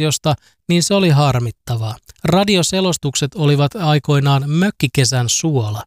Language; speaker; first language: Finnish; native; Finnish